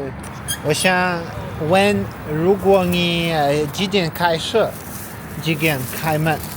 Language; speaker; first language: Chinese; non-native, learner; Polish